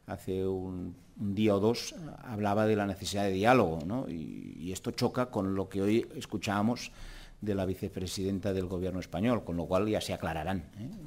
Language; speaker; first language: Spanish; non-native, local second language; Catalan